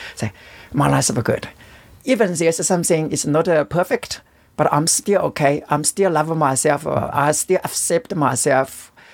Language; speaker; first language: English; non-native, learner; Chinese